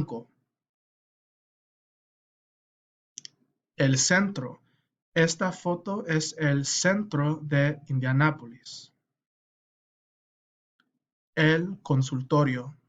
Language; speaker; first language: Spanish; non-native, fluent; English